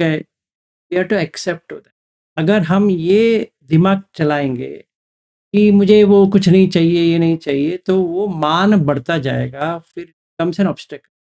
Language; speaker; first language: Hindi; native; Hindi